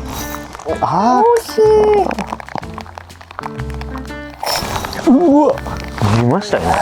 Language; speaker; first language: Japanese; native; Japanese